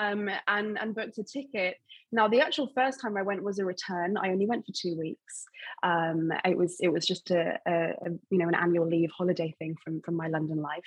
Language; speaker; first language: English; native; English